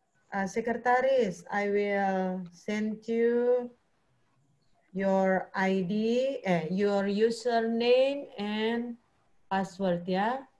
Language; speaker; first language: English; non-native, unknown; Indonesian